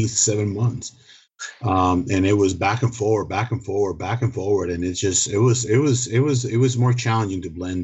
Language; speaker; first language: English; non-native, fluent; Spanish